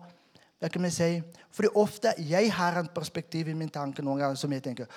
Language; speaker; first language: Norwegian; non-native, fluent; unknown